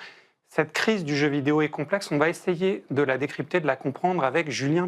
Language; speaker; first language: French; native; French